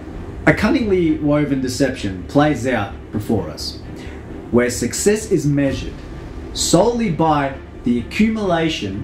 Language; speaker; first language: English; native; English